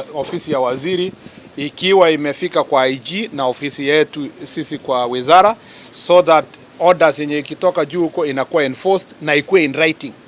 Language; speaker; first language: Swahili; non-native, local second language; Kalenjin